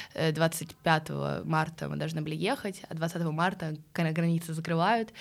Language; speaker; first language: Russian; early bilingual, other home language; Swedish